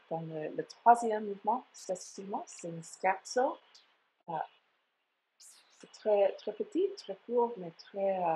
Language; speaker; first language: French; non-native, fluent; English